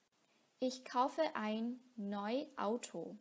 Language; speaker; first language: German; non-native, fluent; Vietnamese